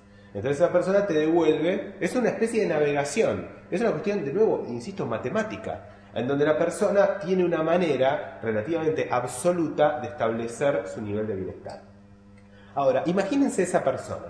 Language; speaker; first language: Spanish; native; Spanish